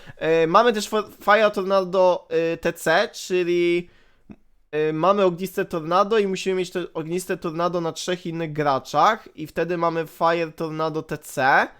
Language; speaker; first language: Polish; native; Polish